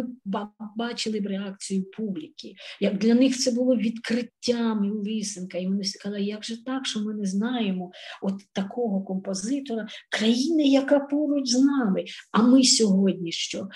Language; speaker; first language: Ukrainian; native; Ukrainian